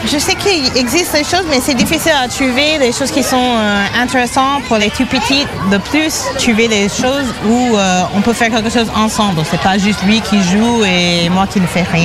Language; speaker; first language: French; non-native, fluent; English